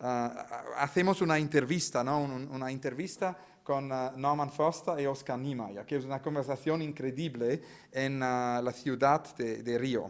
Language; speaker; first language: Spanish; non-native, learner; Italian